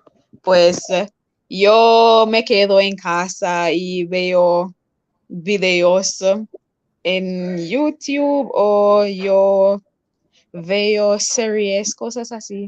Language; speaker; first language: Spanish; non-native, fluent; English